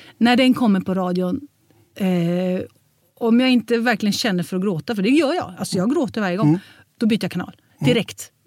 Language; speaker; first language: Swedish; early bilingual, heritage; Swedish